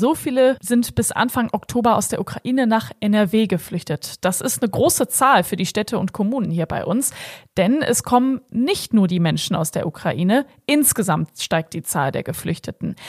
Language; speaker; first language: German; native; German